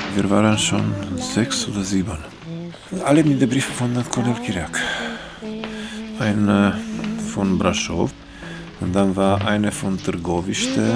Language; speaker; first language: German; non-native, fluent; Romanian